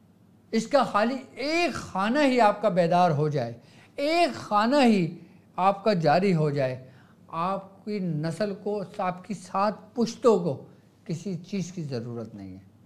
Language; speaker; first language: Urdu; native; Urdu